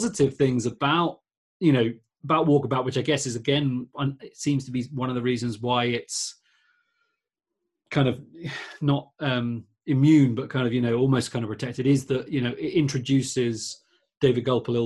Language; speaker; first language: English; native; English